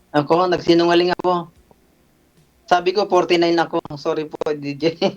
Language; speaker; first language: Filipino; native; Filipino